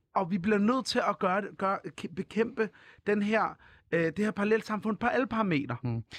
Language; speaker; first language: Danish; early bilingual, other home language; Arabic